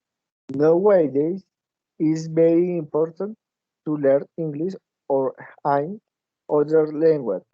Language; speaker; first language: English; non-native, learner; Spanish